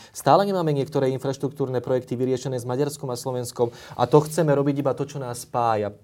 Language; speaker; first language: Slovak; native; Slovak